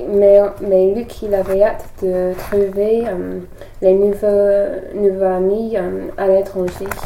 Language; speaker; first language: French; non-native, learner; English